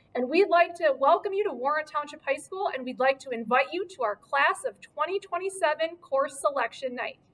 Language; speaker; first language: English; native; English